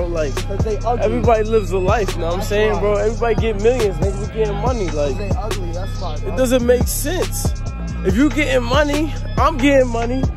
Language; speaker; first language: English; native; English